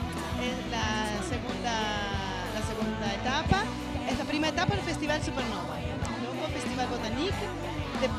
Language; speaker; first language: Italian; non-native, learner; Spanish